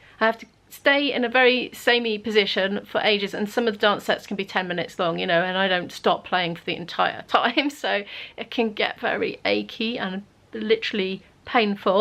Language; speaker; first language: English; native; English